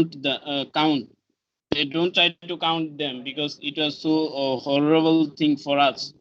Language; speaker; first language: English; non-native, learner; Bangla